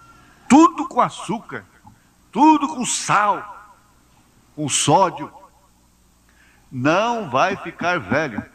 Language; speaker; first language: Portuguese; native; Portuguese